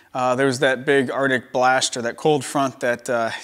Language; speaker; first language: English; native; English